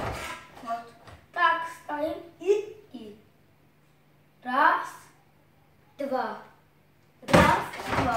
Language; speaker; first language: Russian; non-native, learner; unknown